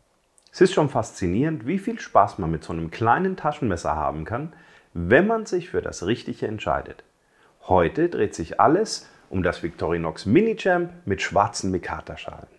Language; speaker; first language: German; native; German